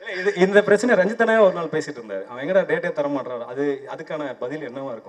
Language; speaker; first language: Tamil; native; Tamil